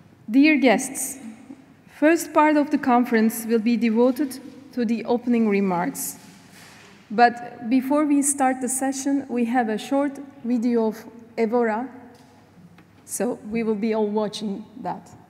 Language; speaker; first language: English; non-native, fluent; Turkish